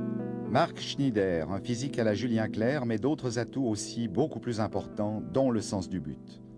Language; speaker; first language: French; native; French